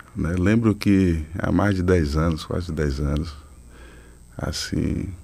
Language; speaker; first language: Portuguese; native; Portuguese